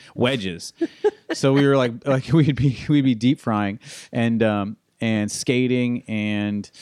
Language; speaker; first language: English; native; English